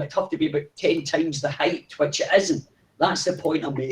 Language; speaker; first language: English; native; English